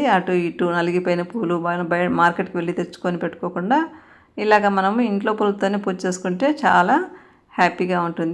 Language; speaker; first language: Telugu; native; Telugu